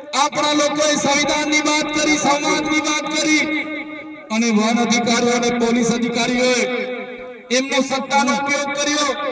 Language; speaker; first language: Gujarati; non-native, local second language; Vasavi